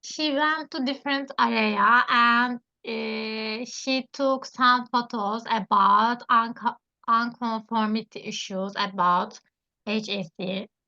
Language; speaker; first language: English; non-native, learner; Turkish